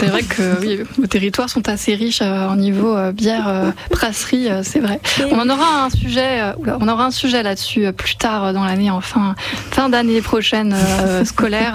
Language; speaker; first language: French; native; French